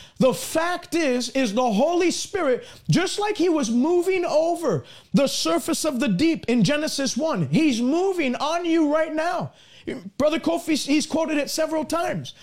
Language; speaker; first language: English; native; English